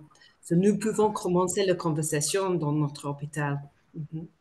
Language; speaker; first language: French; non-native, fluent; English